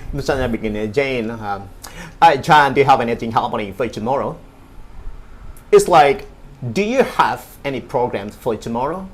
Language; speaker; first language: English; non-native, learner; Indonesian